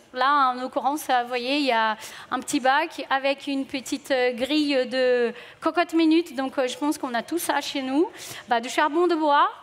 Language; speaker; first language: French; non-native, fluent; Portuguese